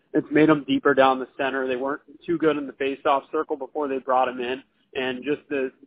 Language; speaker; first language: English; native; English